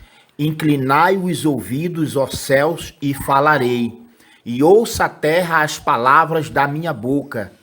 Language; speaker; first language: Portuguese; native; Portuguese